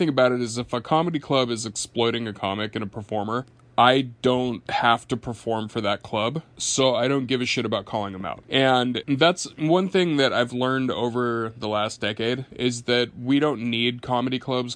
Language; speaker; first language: English; native; English